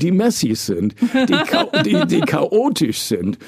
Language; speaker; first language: German; non-native, fluent; English